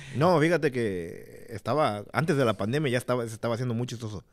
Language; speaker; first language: Spanish; early bilingual, heritage; Spanish